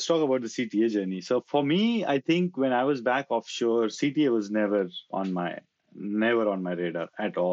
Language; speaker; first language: English; non-native, local second language; Marathi